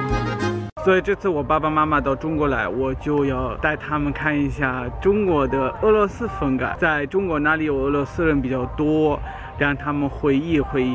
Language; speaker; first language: Chinese; non-native, fluent; German